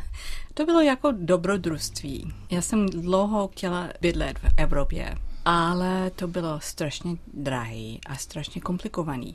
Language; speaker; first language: Czech; non-native, fluent; English